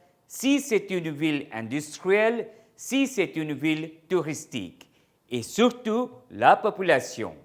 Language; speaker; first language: French; non-native, fluent; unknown